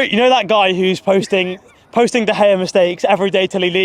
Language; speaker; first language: English; native; English